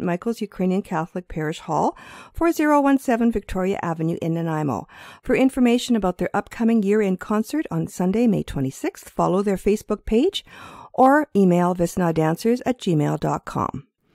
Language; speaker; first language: English; early bilingual, other home language; Ukrainian